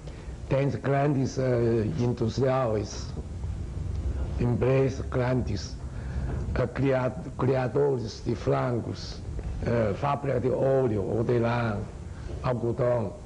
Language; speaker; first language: Portuguese; non-native, learner; Chinese